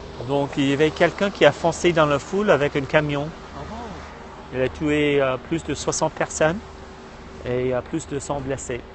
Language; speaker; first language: French; non-native, fluent; English